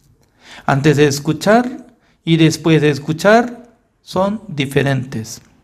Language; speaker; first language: Spanish; non-native, fluent; Korean